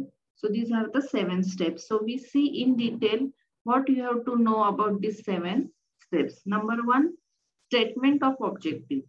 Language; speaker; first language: English; non-native, local second language; Marathi